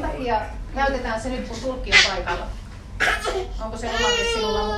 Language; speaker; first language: Finnish; native; Finnish